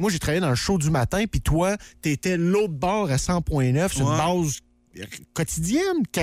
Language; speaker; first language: French; native; French